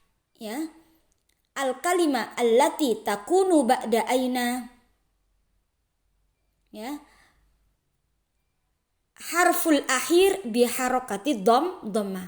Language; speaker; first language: Arabic; non-native, fluent; Indonesian